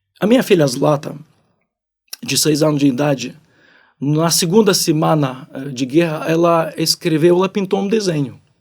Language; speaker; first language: Portuguese; non-native, fluent; Ukrainian